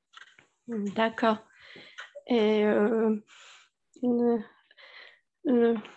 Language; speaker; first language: French; non-native, learner; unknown